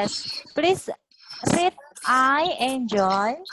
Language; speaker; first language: English; non-native, fluent; Indonesian